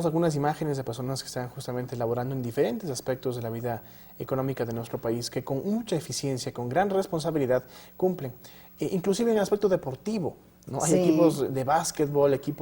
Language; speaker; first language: Spanish; native; Spanish